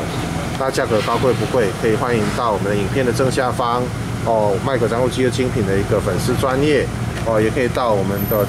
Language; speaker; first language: Chinese; native; Chinese